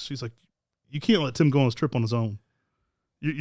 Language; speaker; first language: English; native; English